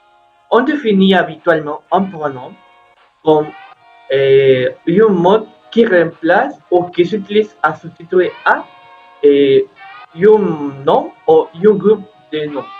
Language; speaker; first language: French; non-native, learner; Spanish